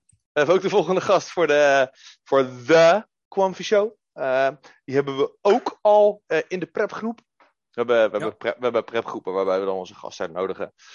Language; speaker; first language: Dutch; native; Dutch